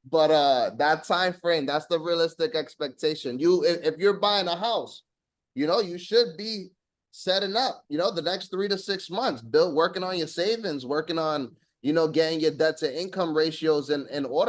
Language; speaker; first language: English; native; English